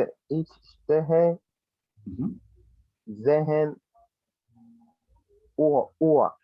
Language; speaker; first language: German; non-native, learner; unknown